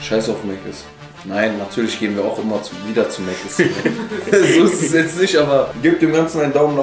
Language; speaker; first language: German; native; German